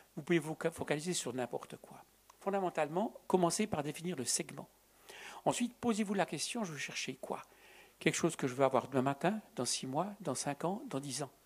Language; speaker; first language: French; native; French